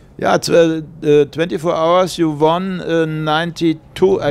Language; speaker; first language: English; non-native, learner; German